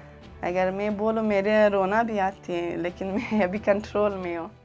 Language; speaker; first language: Hindi; non-native, local second language; Uzbek